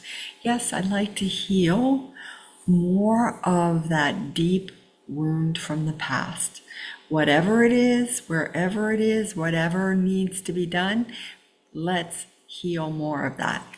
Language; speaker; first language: English; native; English